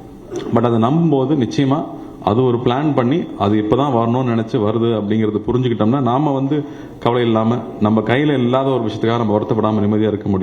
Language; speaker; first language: Tamil; native; Tamil